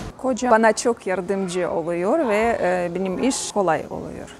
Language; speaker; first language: Turkish; non-native, learner; Russian